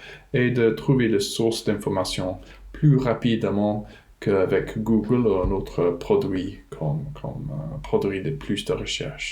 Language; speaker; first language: French; non-native, fluent; English